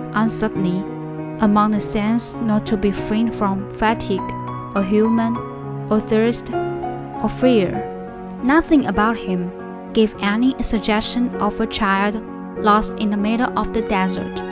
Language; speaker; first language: English; non-native, fluent; Chinese